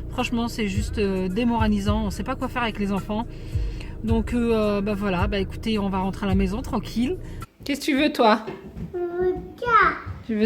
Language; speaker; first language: French; native; French